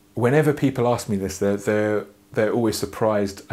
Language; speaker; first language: English; native; English